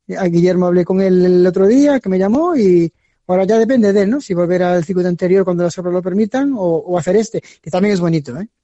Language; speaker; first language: Spanish; native; Spanish